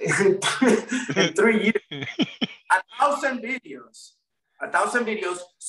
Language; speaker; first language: English; native; English